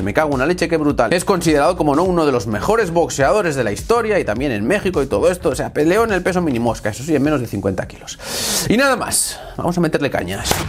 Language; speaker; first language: Spanish; native; Spanish